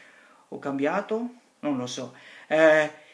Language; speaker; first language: Italian; non-native, learner; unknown